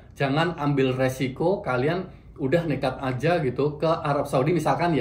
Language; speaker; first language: Indonesian; native; Indonesian